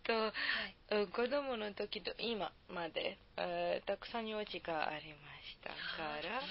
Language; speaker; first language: Japanese; non-native, learner; Serbian